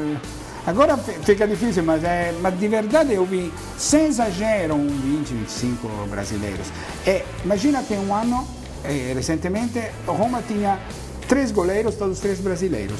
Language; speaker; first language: Portuguese; non-native, fluent; Italian